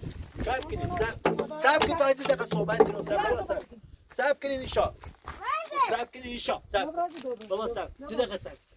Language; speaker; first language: Persian; non-native, local second language; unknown